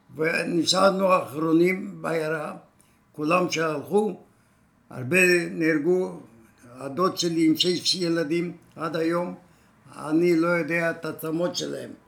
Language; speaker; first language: Hebrew; non-native, fluent; Romanian